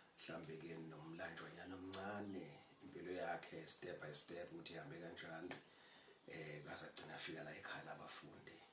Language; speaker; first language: Zulu; native; Zulu